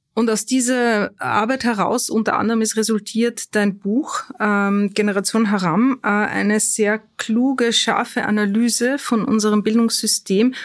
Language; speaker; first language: German; native; German